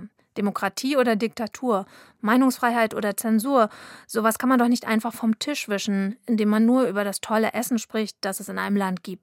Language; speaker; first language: German; native; German